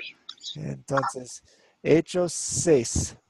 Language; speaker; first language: Spanish; non-native, fluent; English